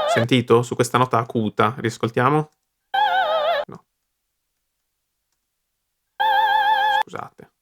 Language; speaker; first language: Italian; native; Italian